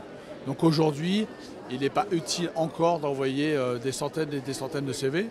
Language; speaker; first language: French; native; French